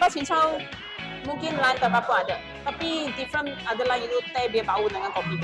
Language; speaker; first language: Malay; non-native, local second language; Chinese